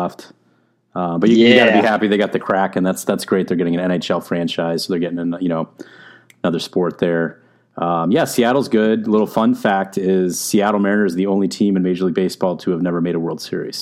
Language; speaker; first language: English; native; English